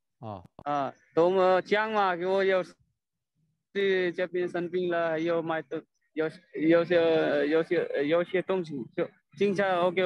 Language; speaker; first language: Chinese; non-native, learner; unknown